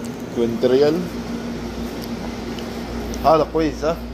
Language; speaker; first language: Arabic; non-native, learner; Filipino